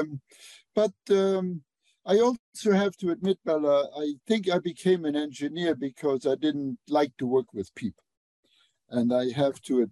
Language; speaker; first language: English; non-native, fluent; Luxembourgish